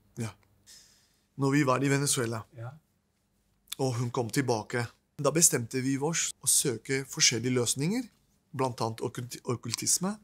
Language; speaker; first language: Norwegian; non-native, fluent; Spanish